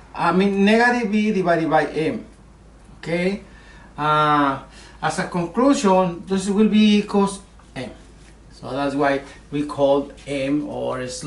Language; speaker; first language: English; non-native, learner; Spanish